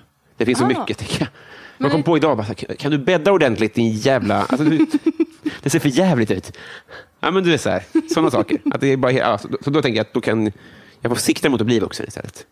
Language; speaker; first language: Swedish; native; Swedish